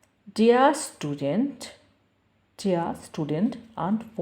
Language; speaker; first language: German; non-native, learner; Bangla